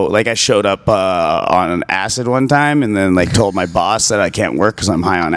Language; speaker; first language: English; native; English